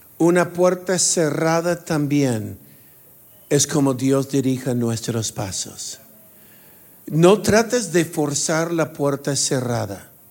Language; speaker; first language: Spanish; non-native, fluent; English